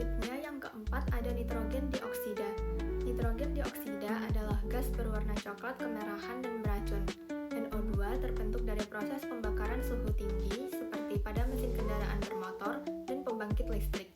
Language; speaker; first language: Indonesian; native; Indonesian